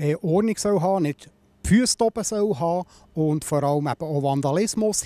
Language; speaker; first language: German; native; German